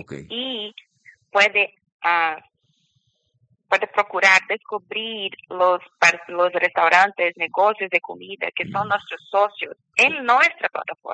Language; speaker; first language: Spanish; non-native, learner; Portuguese